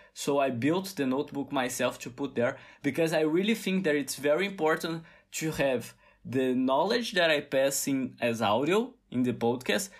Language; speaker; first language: English; non-native, fluent; Portuguese